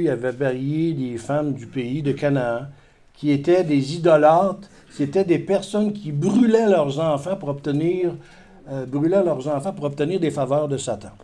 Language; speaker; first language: French; native; French